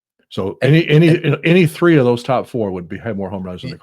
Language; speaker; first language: English; native; English